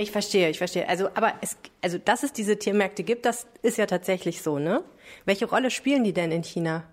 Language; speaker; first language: German; native; German